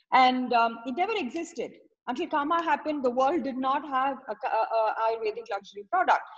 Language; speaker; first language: English; non-native, local second language; Tamil